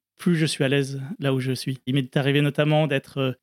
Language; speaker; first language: French; native; French